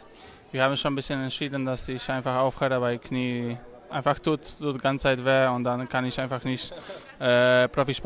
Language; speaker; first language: German; non-native, learner; Polish